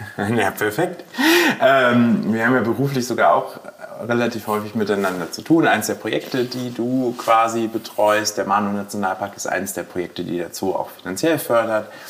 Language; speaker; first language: German; native; German